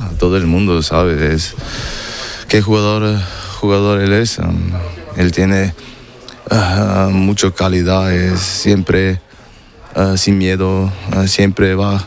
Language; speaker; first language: Spanish; non-native, learner; German